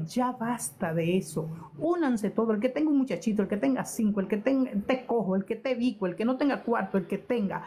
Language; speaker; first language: Spanish; native; Spanish